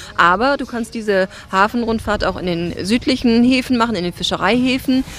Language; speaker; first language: German; native; German